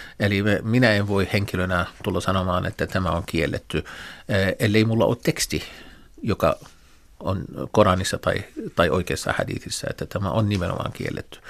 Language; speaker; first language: Finnish; non-native, fluent; Arabic